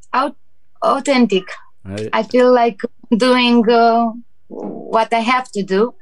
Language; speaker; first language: English; non-native, learner; Romanian